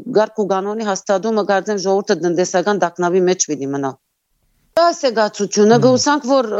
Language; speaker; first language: Armenian; early bilingual, heritage; Armenian